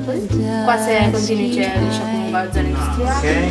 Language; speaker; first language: Italian; native; Italian